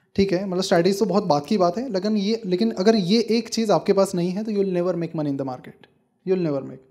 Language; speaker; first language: Hindi; non-native, local second language; Marathi